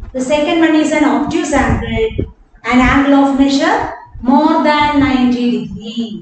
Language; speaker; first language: English; non-native, local second language; Malayalam